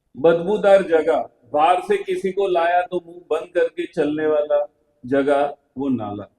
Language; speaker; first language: Hindi; non-native, local second language; Marathi